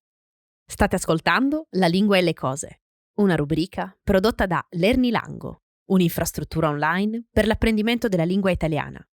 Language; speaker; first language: Italian; native; Italian